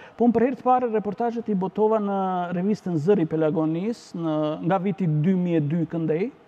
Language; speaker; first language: Albanian; native; Albanian